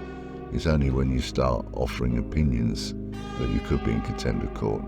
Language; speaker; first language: English; native; English